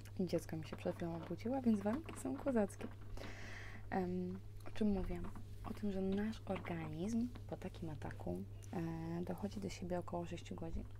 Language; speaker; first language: Polish; early bilingual, heritage; Polish